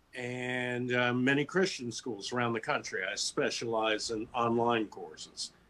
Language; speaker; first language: English; native; English